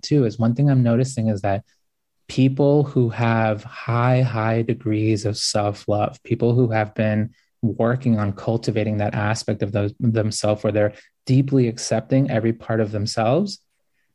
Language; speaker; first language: English; native; English